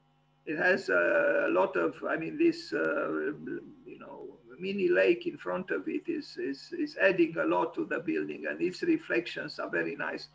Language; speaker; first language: English; non-native, fluent; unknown